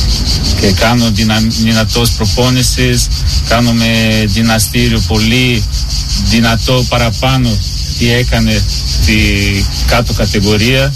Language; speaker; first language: Greek; non-native, learner; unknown